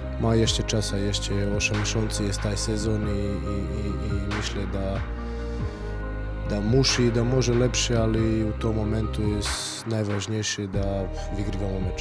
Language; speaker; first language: Polish; non-native, learner; Croatian